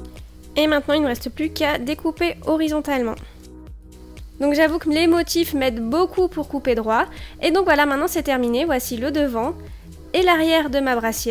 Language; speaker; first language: French; native; French